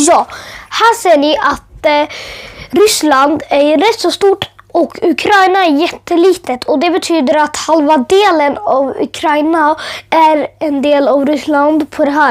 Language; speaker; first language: Swedish; early bilingual, other home language; Urdu